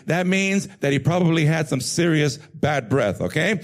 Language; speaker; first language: English; native; English